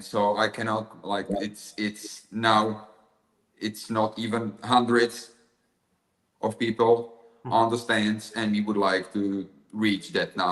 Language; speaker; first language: English; non-native, fluent; Czech